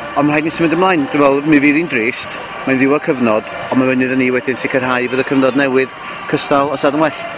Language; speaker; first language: Welsh; native; Welsh